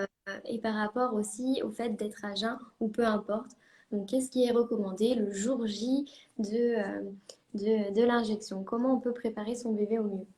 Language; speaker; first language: French; native; French